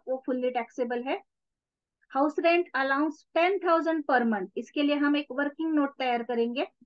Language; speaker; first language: Hindi; non-native, local second language; Marathi